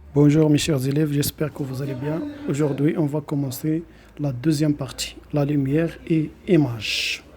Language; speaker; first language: French; non-native, local second language; Arabic